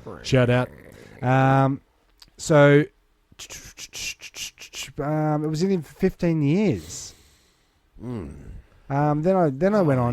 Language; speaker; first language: English; native; English